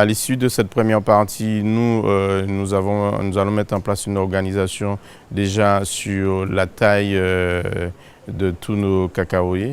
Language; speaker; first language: French; native; French